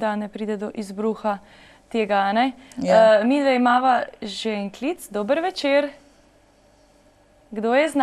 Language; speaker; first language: Slovenian; native; Slovenian